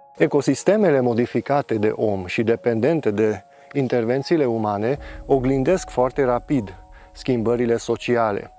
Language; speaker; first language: Romanian; non-native, local second language; Hungarian